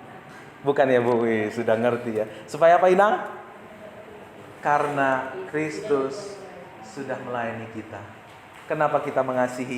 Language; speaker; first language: Indonesian; native; Indonesian